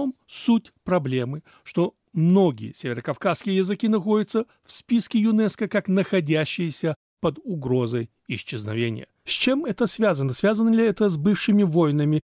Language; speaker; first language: Russian; non-native, local second language; Chechen